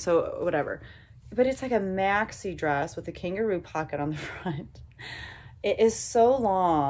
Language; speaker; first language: English; native; English